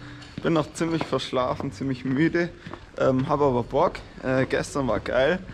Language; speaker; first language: German; native; German